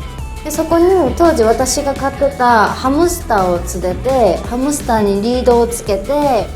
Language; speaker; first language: Japanese; native; Japanese